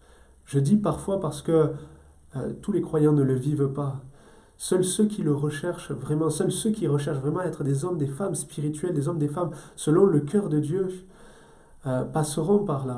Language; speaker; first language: French; native; French